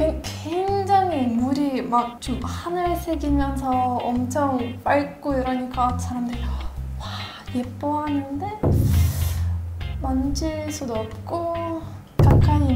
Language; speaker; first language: Korean; non-native, fluent; Russian